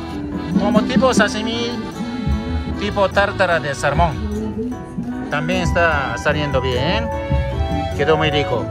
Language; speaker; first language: Spanish; non-native, learner; Japanese